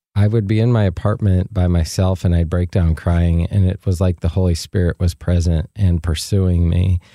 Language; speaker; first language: English; native; English